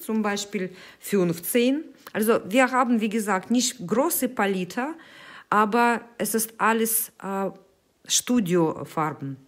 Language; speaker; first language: German; non-native, fluent; Russian